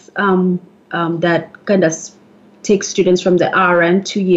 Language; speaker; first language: English; non-native, local second language; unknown